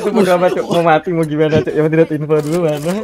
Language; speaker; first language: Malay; non-native, local second language; Javanese